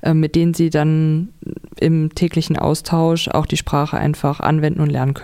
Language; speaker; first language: German; native; German